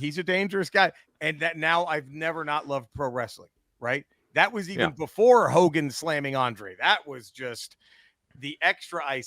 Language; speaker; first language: English; native; English